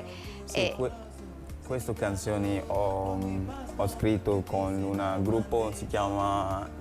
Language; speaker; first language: Italian; non-native, learner; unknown